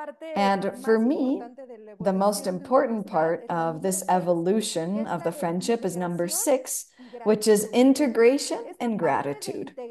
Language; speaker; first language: English; non-native, fluent; Spanish